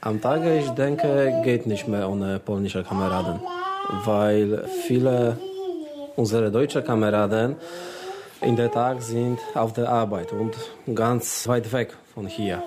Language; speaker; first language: German; non-native, learner; Polish